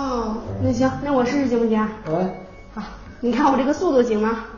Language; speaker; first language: Chinese; native; Chinese